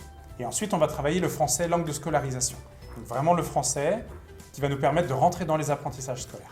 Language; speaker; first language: French; native; French